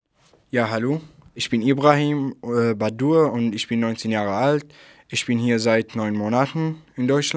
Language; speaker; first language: German; non-native, learner; Arabic